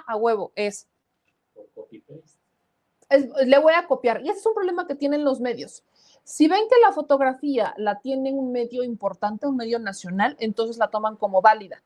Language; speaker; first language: Spanish; native; Spanish